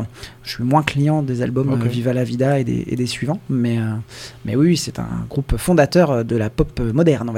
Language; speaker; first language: French; native; French